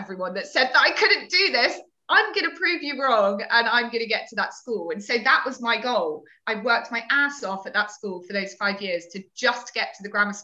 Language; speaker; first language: English; native; English